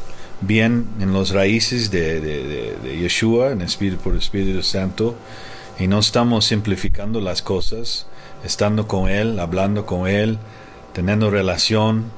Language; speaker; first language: Spanish; non-native, fluent; English